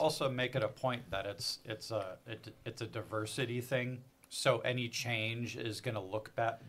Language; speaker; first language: English; native; English